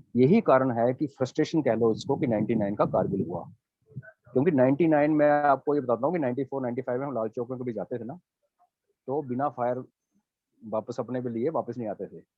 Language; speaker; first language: Hindi; non-native, local second language; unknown